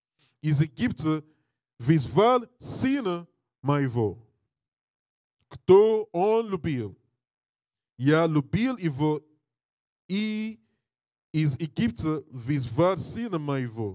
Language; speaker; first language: Russian; non-native, learner; English